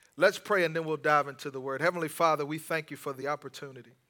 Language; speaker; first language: English; native; English